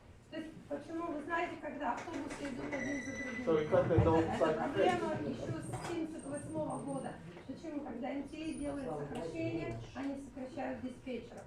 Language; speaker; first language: Russian; native; Russian